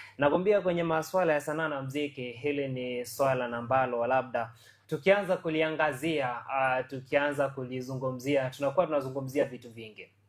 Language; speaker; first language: Swahili; non-native, local second language; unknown